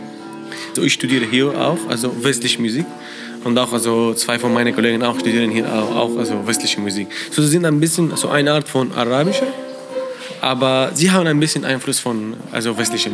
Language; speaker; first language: German; non-native, learner; Arabic